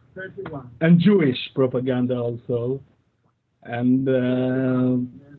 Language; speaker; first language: English; non-native, fluent; Hebrew